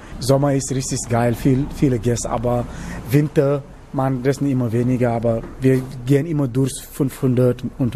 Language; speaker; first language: German; non-native, learner; Wolof